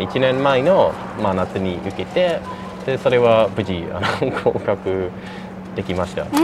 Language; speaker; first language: Japanese; non-native, fluent; English